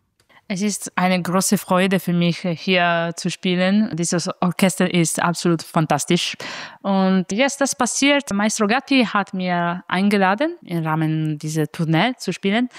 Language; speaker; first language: German; non-native, fluent; Italian